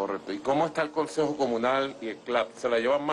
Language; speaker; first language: Spanish; native; Spanish